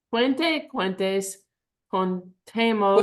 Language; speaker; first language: Spanish; non-native, learner; English